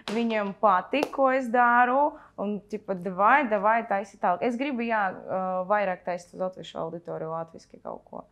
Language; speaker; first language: Latvian; early bilingual, other home language; Russian